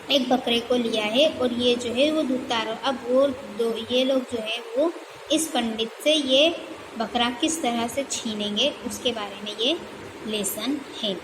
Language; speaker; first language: Hindi; non-native, local second language; Gujarati